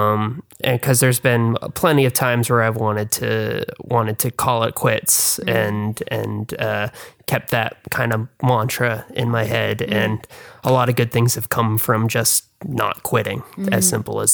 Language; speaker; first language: English; native; English